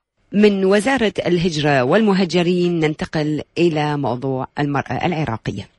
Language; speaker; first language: Arabic; native; Arabic